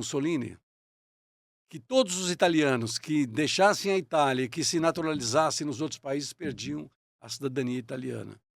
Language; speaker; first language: Portuguese; early bilingual, other home language; Italian